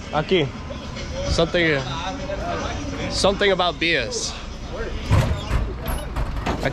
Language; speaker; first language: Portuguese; non-native, learner; Danish